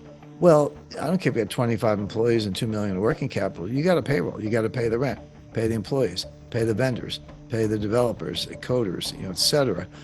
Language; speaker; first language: English; native; English